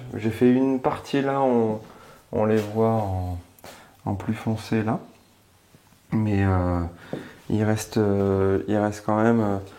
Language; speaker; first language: French; native; French